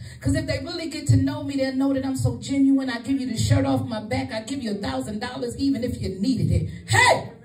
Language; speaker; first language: English; native; English